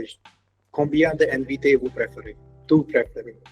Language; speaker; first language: French; non-native, learner; Hindi